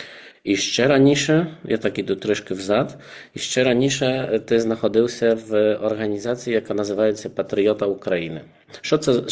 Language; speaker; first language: Ukrainian; non-native, fluent; Polish